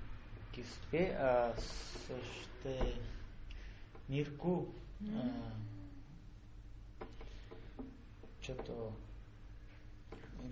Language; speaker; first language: Japanese; non-native, learner; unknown